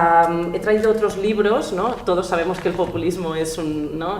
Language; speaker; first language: Spanish; non-native, local second language; Catalan